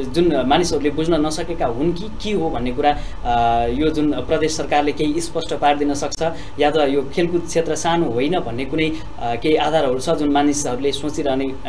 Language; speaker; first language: Nepali; native; Nepali